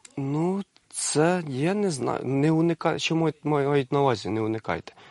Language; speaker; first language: Ukrainian; native; Ukrainian